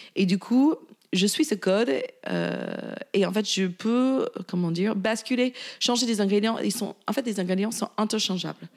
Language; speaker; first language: French; non-native, fluent; English